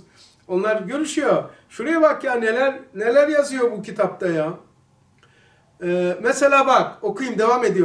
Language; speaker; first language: Turkish; native; Turkish